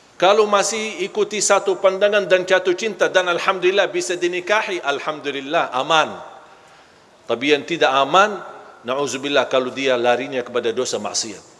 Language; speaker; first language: Malay; non-native, fluent; Arabic